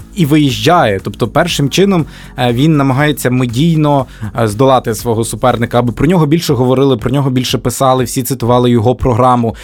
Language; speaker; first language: Ukrainian; native; Ukrainian